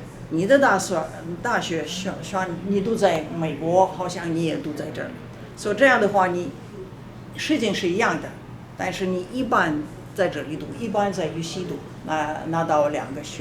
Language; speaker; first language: Chinese; non-native, fluent; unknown